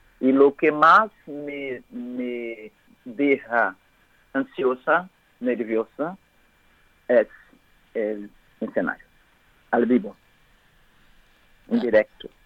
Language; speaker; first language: Spanish; non-native, learner; Portuguese